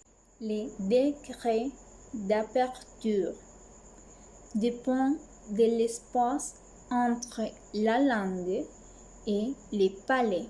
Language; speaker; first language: French; non-native, learner; Spanish